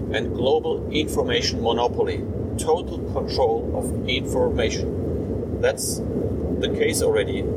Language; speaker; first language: English; non-native, fluent; German